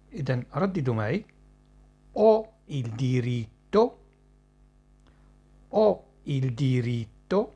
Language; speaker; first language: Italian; non-native, fluent; Arabic